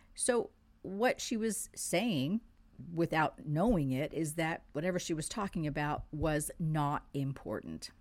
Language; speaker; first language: English; non-native, fluent; French